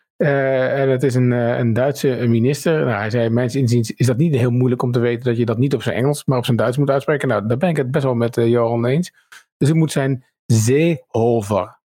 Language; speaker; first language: Dutch; native; Dutch